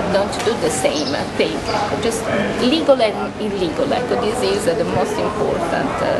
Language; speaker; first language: English; non-native, fluent; Italian